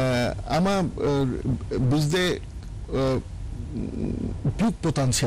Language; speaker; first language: Turkish; non-native, learner; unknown